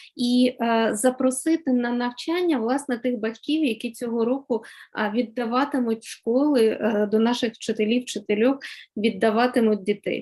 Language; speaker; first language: Ukrainian; native; Ukrainian